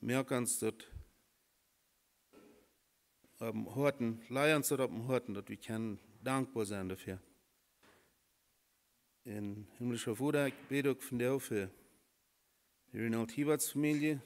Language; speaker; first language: German; non-native, learner; Low German